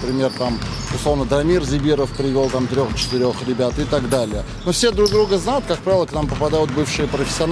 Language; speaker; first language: Russian; native; Russian